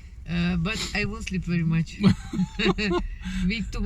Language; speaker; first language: English; non-native, learner; Russian